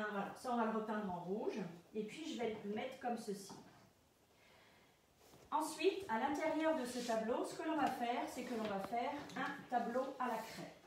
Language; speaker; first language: French; native; French